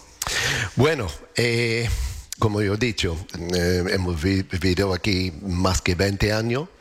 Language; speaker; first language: Spanish; non-native, fluent; English